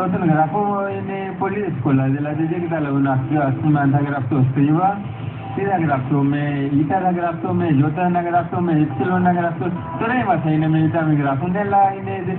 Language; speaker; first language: Greek; non-native, learner; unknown